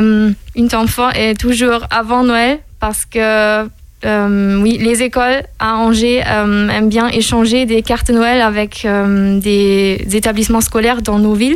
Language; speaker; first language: French; non-native, fluent; German